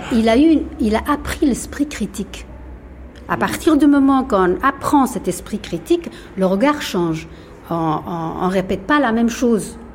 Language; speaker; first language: French; non-native, fluent; Persian